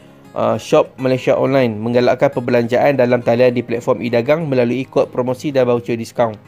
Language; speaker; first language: Malay; native; Malay